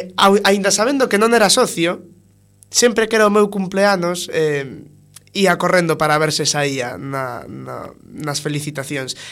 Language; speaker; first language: Galician; non-native, local second language; Spanish